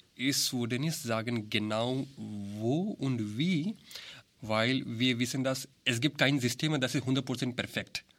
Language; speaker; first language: German; non-native, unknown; Hindi